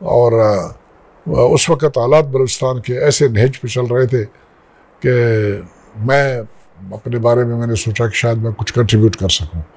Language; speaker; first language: Urdu; native; Urdu